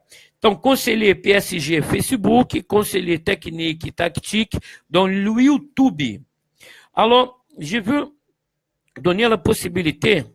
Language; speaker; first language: French; non-native, fluent; Portuguese